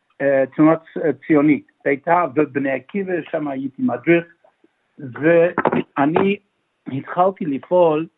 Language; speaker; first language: Hebrew; non-native, fluent; English